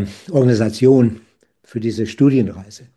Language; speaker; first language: German; non-native, fluent; English